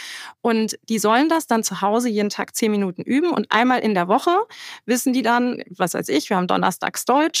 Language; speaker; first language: German; native; German